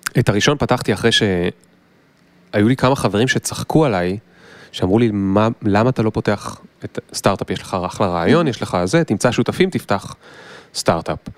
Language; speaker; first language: Hebrew; native; Hebrew